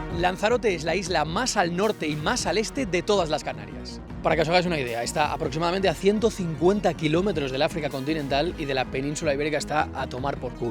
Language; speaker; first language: Spanish; native; Spanish